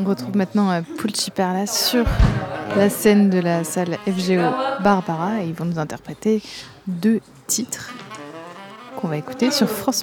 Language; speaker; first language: French; native; French